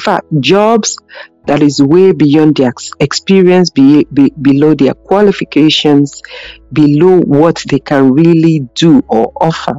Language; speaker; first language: English; non-native, local second language; Yoruba